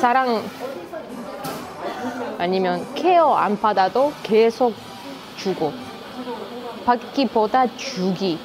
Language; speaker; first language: Korean; non-native, learner; Russian